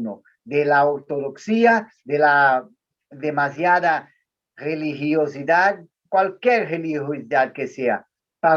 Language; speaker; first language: Spanish; non-native, learner; Portuguese